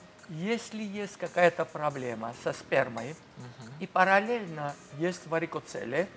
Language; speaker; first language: Russian; non-native, fluent; Georgian